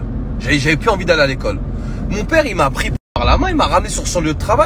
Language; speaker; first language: French; native; French